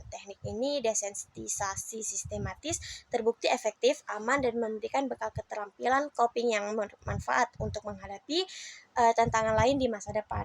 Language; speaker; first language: Indonesian; native; Indonesian